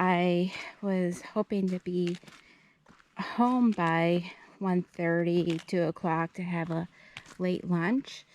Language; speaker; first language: English; native; English